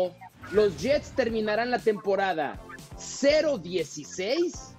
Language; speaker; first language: Spanish; native; Spanish